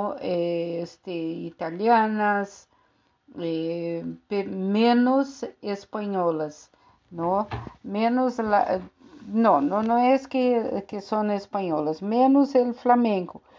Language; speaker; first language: Spanish; non-native, fluent; Portuguese